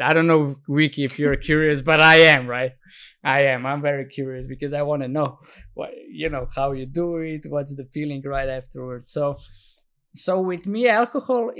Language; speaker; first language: English; non-native, fluent; Slovenian